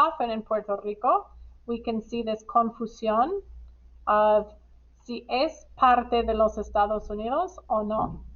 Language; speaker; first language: Spanish; non-native, fluent; English